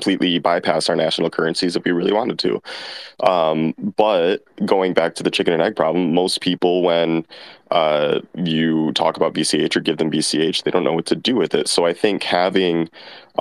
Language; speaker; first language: English; native; English